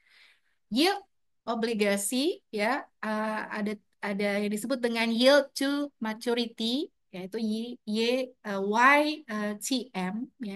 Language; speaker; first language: Indonesian; native; Indonesian